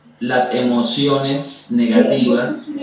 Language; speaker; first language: Spanish; native; Spanish